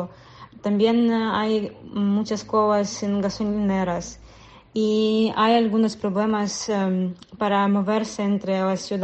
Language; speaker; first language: Spanish; non-native, learner; Russian